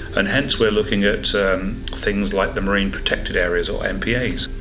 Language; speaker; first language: English; native; English